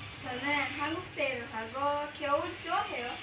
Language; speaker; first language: Korean; non-native, learner; Indonesian